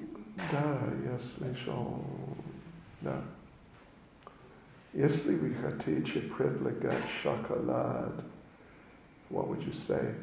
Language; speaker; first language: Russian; non-native, learner; English